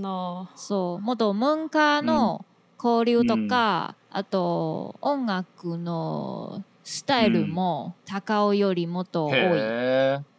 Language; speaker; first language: Japanese; non-native, fluent; Chinese